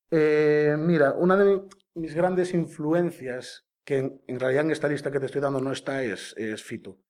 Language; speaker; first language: Spanish; native; Spanish